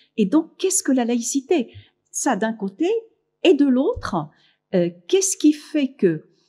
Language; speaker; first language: French; non-native, local second language; Arabic